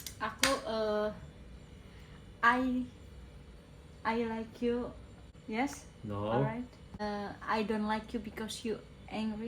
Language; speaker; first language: English; non-native, learner; Indonesian